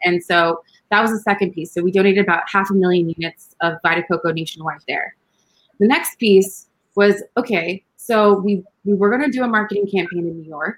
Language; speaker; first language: English; early bilingual, other home language; Spanish